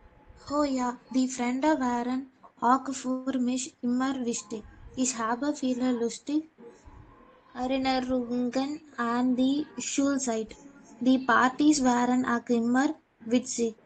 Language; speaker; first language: German; non-native, learner; Tamil